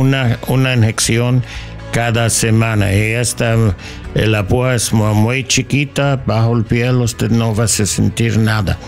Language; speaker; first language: Spanish; non-native, learner; English